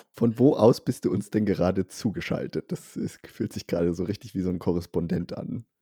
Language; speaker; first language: German; native; German